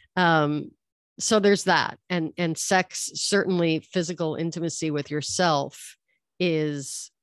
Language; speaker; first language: English; native; English